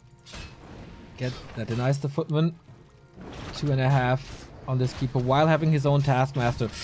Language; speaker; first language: English; non-native, fluent; German